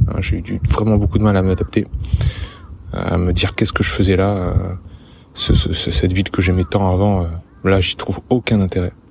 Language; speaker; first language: French; native; French